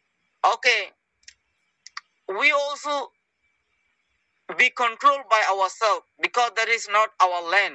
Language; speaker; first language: English; non-native, learner; Rohingya